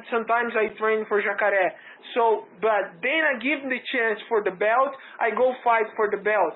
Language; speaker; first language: English; non-native, learner; Portuguese